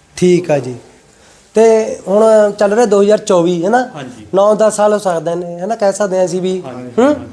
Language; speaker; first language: Punjabi; native; Punjabi